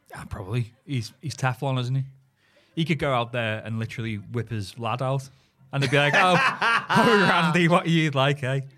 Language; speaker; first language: English; native; English